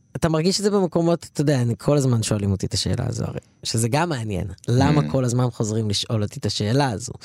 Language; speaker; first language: Hebrew; early bilingual, other home language; Arabic